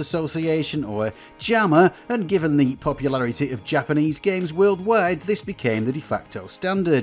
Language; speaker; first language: English; native; English